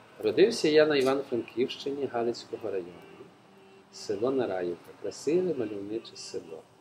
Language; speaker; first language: Ukrainian; native; Ukrainian